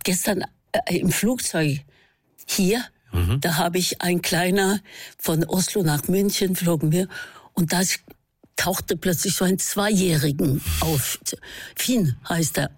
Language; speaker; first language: German; non-native, fluent; Norwegian